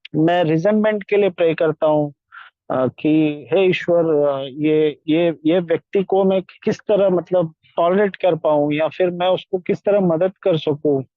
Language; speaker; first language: Hindi; non-native, local second language; Marathi